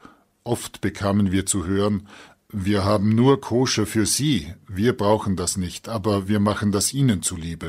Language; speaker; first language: German; native; German